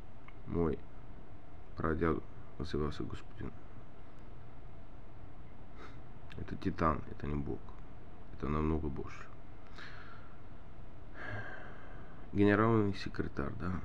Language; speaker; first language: Russian; non-native, learner; Bulgarian